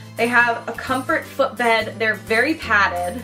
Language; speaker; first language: English; native; English